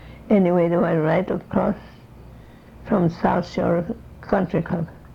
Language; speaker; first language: English; non-native, fluent; Swedish